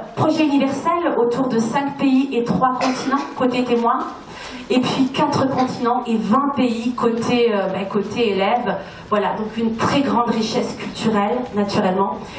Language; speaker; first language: French; native; French